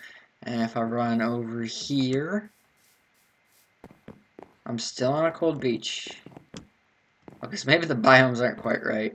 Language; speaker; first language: English; native; English